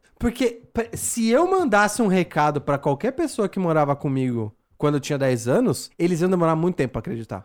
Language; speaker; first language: Portuguese; native; Portuguese